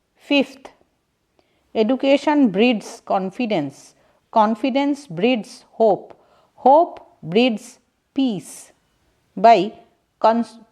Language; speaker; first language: English; non-native, local second language; Bangla